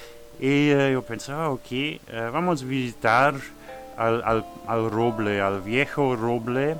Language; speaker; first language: Spanish; non-native, learner; French